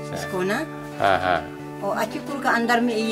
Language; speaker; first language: Hindi; non-native, local second language; Assamese